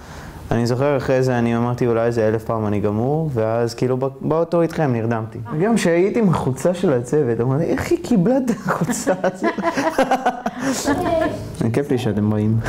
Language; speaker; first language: Hebrew; early bilingual, heritage; Hebrew